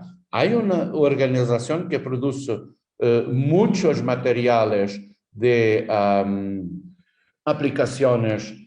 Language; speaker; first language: Spanish; non-native, fluent; Portuguese